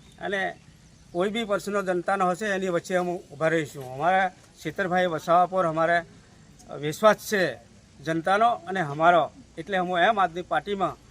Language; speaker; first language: Gujarati; non-native, local second language; Rathawi